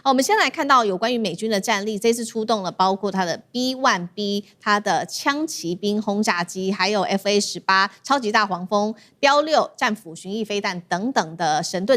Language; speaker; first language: Chinese; native; Chinese